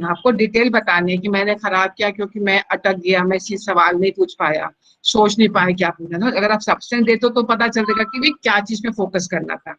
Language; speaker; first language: Hindi; native; Hindi